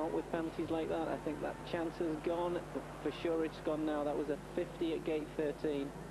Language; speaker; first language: English; native; English